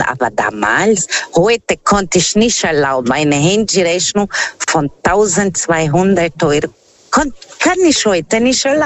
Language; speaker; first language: German; non-native, fluent; Portuguese